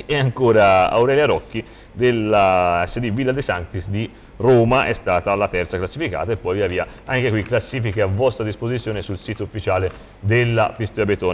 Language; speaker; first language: Italian; native; Italian